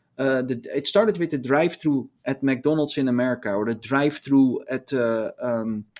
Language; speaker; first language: English; non-native, fluent; Dutch